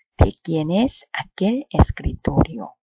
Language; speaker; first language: Spanish; non-native, fluent; Korean